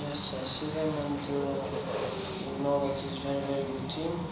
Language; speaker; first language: English; non-native, learner; Greek